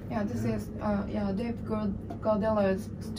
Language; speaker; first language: English; non-native, learner; Japanese